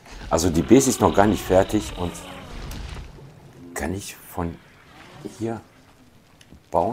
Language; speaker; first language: German; native; German